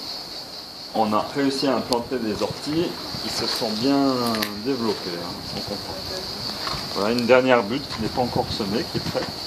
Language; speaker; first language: French; native; French